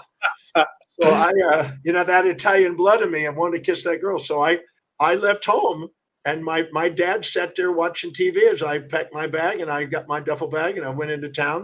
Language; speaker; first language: English; native; English